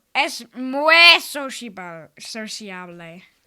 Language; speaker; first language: Spanish; non-native, learner; English